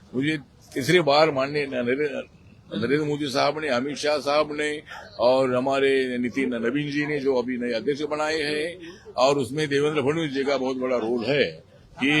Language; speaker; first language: Hindi; non-native, local second language; Marathi